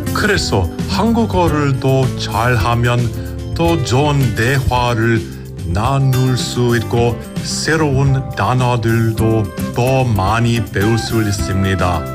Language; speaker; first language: Korean; non-native, learner; English